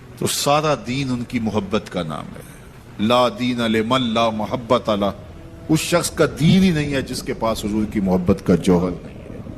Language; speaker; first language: Urdu; non-native, local second language; Punjabi